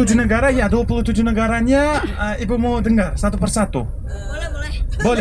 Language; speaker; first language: Indonesian; non-native, fluent; Uzbek